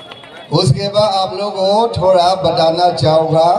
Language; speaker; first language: Hindi; non-native, learner; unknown